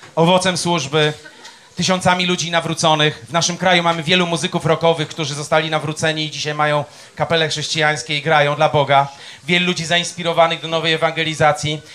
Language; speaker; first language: Polish; native; Polish